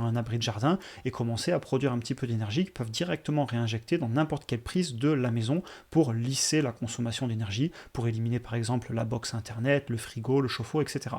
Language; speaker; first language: French; native; French